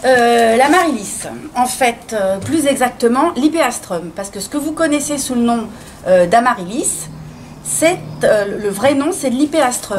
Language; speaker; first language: French; native; French